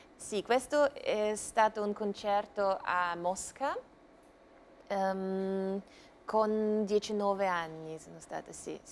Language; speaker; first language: Italian; non-native, fluent; Russian